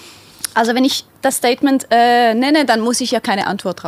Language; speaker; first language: German; native; German